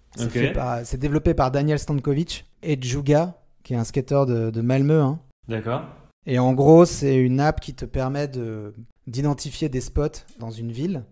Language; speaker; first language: French; native; French